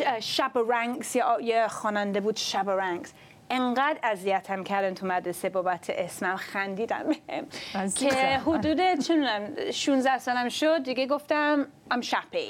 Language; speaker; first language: Persian; early bilingual, other home language; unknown